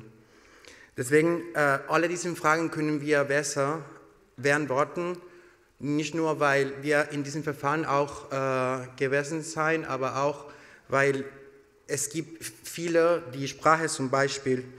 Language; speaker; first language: German; non-native, learner; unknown